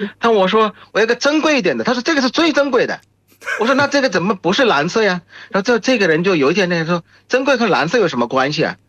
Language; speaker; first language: Chinese; non-native, fluent; Bangla